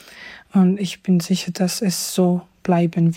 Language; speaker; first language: German; non-native, fluent; Georgian